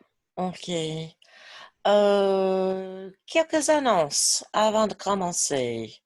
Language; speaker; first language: French; non-native, fluent; English